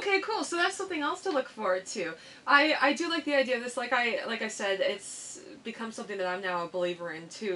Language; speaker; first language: English; native; English